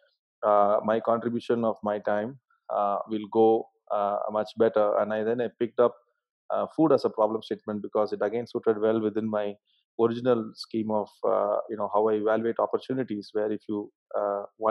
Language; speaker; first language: English; non-native, local second language; Tamil